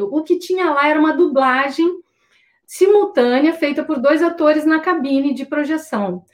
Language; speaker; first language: Portuguese; native; Portuguese